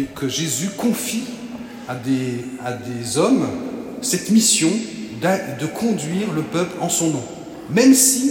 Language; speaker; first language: French; native; French